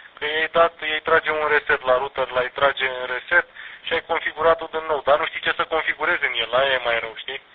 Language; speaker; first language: Romanian; native; Romanian